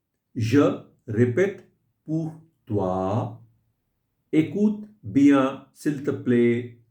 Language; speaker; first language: French; non-native, fluent; Hindi